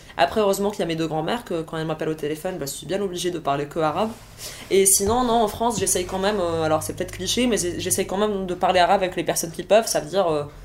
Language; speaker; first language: French; early bilingual, other home language; Arabic